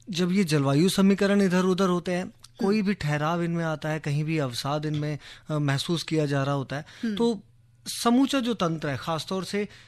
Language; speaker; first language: Hindi; native; Hindi